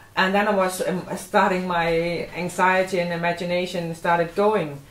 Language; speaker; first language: English; non-native, fluent; Danish